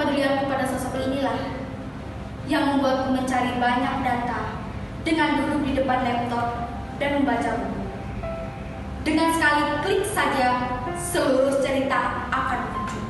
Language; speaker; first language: Indonesian; native; Indonesian